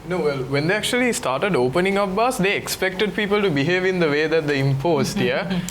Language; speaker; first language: English; non-native, local second language; Sinhala